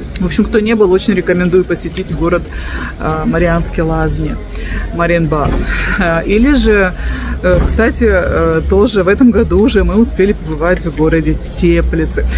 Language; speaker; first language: Russian; native; Russian